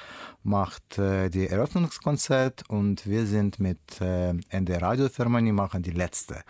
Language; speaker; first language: German; non-native, learner; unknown